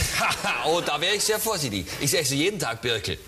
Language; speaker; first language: German; native; German